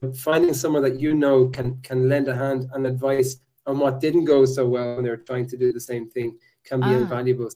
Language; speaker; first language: English; native; English